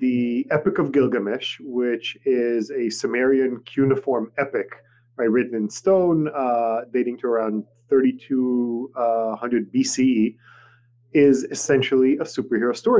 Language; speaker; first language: English; non-native, fluent; Hebrew